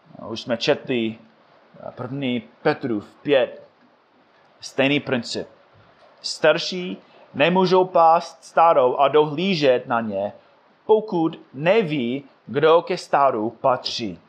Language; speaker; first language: Czech; non-native, fluent; English